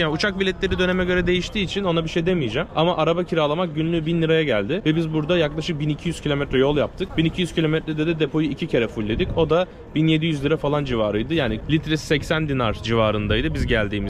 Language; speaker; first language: Turkish; native; Turkish